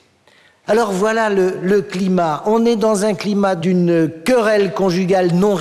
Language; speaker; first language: French; native; French